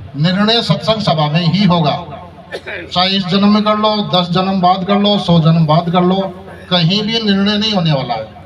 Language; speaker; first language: Hindi; native; Hindi